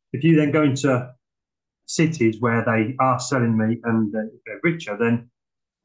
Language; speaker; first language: English; native; English